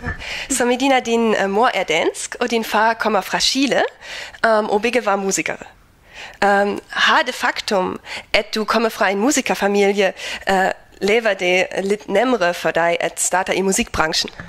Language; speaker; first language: Danish; non-native, learner; German